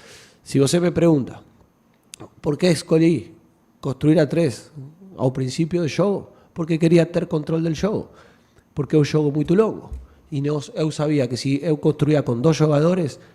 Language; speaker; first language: Portuguese; non-native, fluent; Spanish